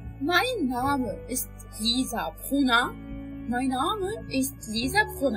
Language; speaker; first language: German; non-native, learner; Arabic